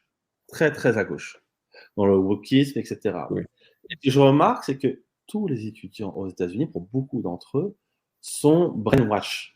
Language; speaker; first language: French; native; French